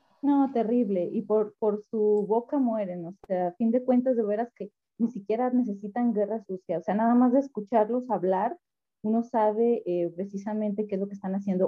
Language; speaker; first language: Spanish; native; Spanish